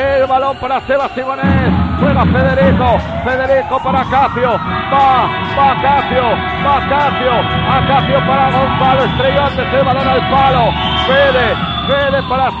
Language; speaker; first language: Spanish; native; Spanish